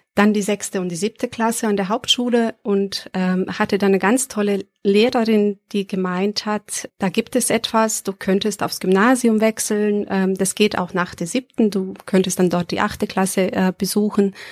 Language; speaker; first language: German; early bilingual, other home language; Serbian